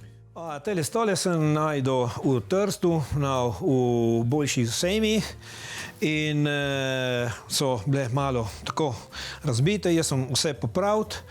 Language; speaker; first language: Slovenian; early bilingual, heritage; Italian